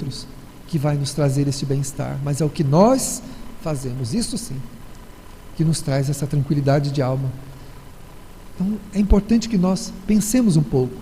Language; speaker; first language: Portuguese; native; Portuguese